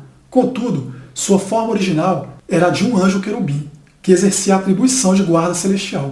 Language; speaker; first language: Portuguese; native; Portuguese